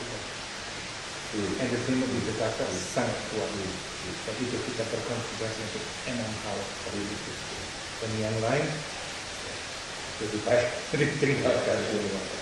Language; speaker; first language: Indonesian; non-native, fluent; English